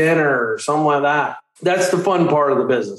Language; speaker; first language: English; native; English